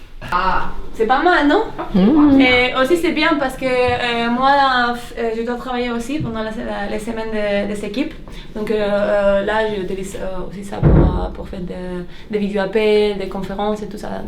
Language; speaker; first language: French; early bilingual, heritage; Dutch